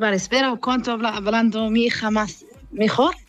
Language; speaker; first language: Spanish; non-native, learner; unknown